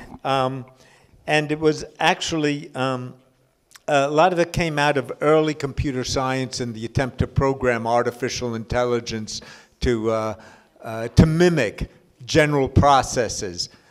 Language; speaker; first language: English; native; English